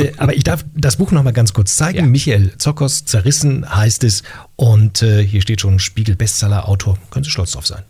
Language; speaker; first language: German; native; German